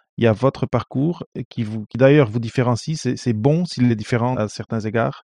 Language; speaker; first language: French; non-native, fluent; Portuguese